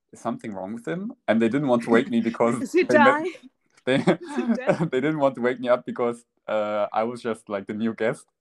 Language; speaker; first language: English; non-native, fluent; German